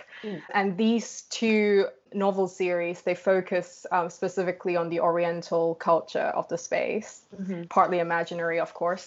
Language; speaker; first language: English; non-native, local second language; Cantonese